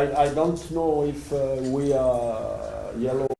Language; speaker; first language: English; non-native, learner; French